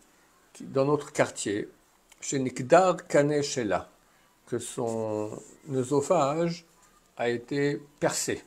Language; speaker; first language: French; native; French